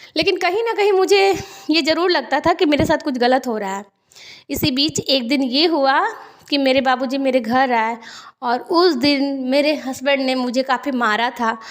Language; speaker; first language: Hindi; native; Hindi